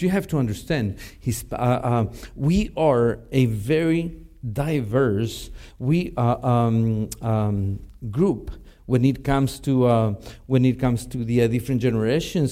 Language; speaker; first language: English; non-native, fluent; Spanish